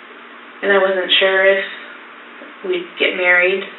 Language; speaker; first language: English; native; English